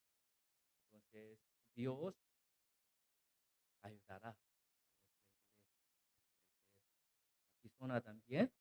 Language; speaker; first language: Spanish; non-native, learner; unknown